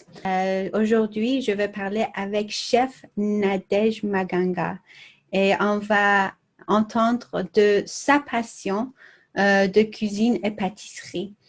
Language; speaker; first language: French; non-native, learner; English